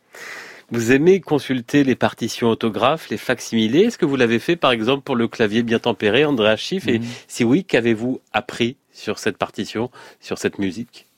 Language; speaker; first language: French; native; French